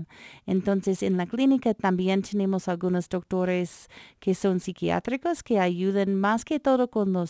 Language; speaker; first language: Spanish; non-native, fluent; English